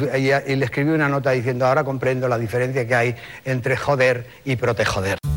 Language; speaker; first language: Spanish; native; Spanish